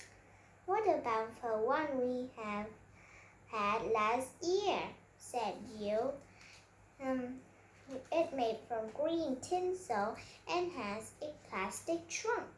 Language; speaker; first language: English; non-native, learner; Vietnamese